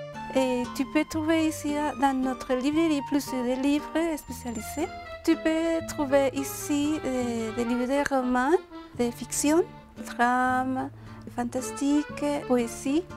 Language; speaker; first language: French; non-native, learner; Spanish